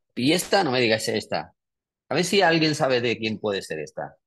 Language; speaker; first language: Spanish; native; Spanish